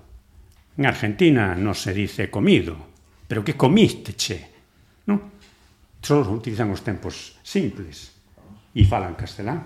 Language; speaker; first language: Galician; non-native, local second language; Spanish